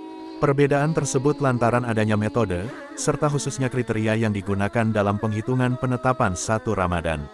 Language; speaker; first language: Indonesian; native; Indonesian